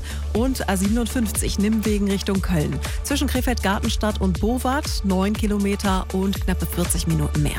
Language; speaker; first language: German; native; German